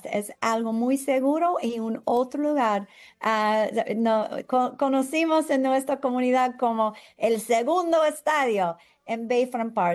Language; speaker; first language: Spanish; non-native, fluent; English